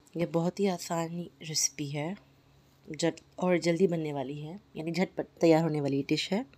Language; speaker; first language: Hindi; non-native, local second language; Urdu